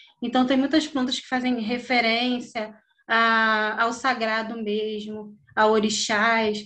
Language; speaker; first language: Portuguese; native; Portuguese